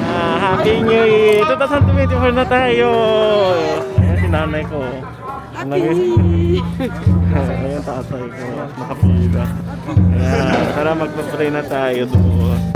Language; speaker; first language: Filipino; early bilingual, heritage; Japanese